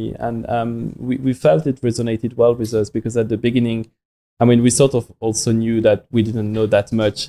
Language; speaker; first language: English; non-native, fluent; French